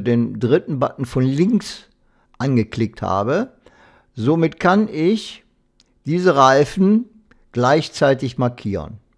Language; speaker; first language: German; native; German